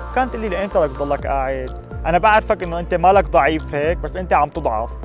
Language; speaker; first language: Arabic; native; Arabic